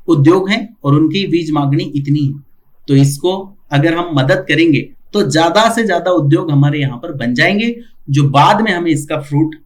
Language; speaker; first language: Hindi; non-native, local second language; Marathi